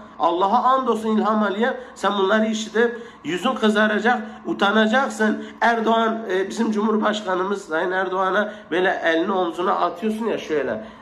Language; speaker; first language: Turkish; native; Turkish